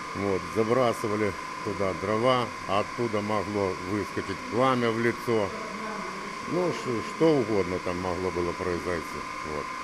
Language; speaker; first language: Russian; native; Russian